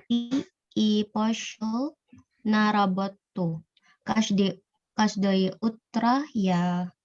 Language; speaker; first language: Russian; non-native, learner; Indonesian